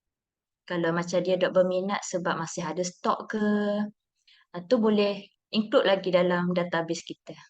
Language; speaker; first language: Malay; native; Malay